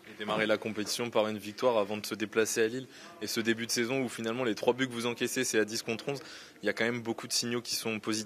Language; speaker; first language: French; native; French